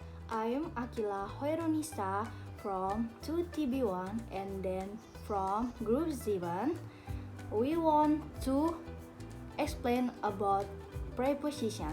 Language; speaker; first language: English; non-native, learner; Indonesian